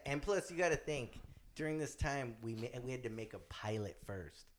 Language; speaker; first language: English; early bilingual, other home language; German